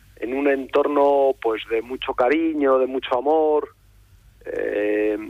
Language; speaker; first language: Spanish; native; Spanish